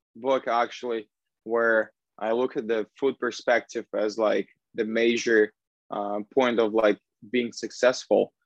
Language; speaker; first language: English; non-native, fluent; Russian